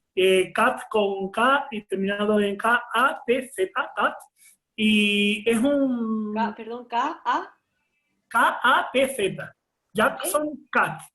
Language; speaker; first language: Spanish; native; Spanish